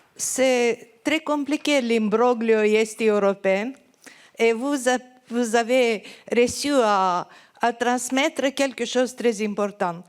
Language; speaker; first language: French; non-native, fluent; Romanian